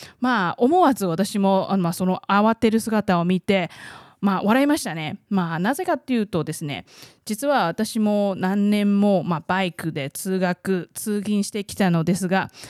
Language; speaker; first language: Japanese; non-native, fluent; Chinese